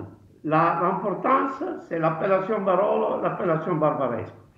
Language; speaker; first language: French; non-native, fluent; Italian